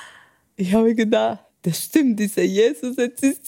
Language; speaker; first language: German; non-native, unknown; Spanish